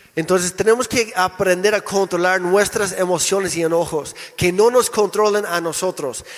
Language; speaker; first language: Spanish; non-native, fluent; English